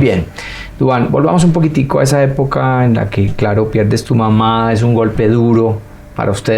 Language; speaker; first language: Spanish; native; Spanish